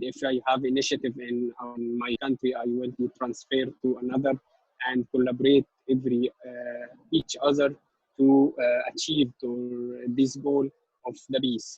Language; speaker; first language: English; non-native, learner; Arabic